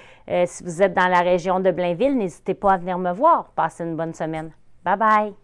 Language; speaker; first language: French; native; French